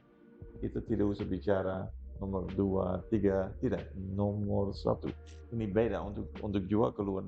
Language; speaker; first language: Indonesian; non-native, fluent; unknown